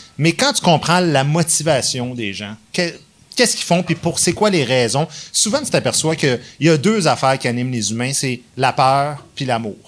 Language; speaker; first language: French; native; French